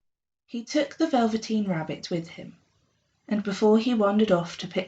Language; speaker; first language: English; native; English